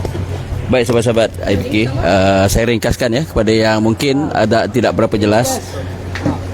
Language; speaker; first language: Malay; native; Malay